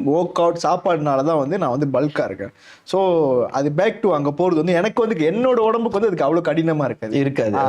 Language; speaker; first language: Tamil; early bilingual, heritage; Tamil